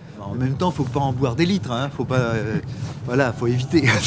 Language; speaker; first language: French; native; French